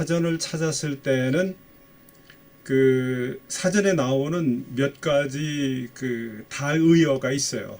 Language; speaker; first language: Korean; native; Korean